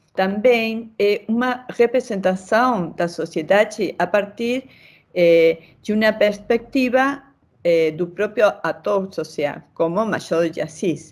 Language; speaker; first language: Portuguese; non-native, fluent; Spanish